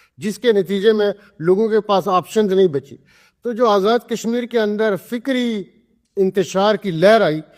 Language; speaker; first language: Urdu; non-native, local second language; Pahari-Potwari